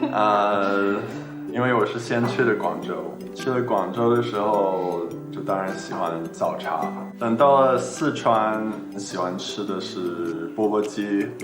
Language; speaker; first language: Chinese; non-native, fluent; English